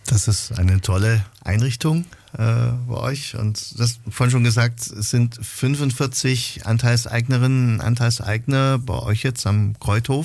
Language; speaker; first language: German; native; German